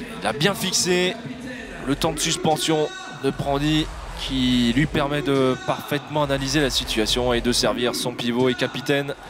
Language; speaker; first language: French; native; French